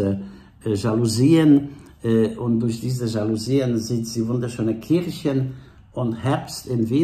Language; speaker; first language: German; non-native, fluent; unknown